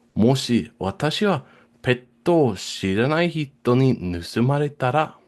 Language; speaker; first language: Japanese; non-native, fluent; English